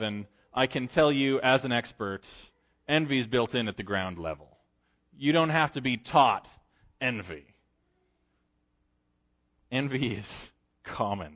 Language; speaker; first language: English; native; English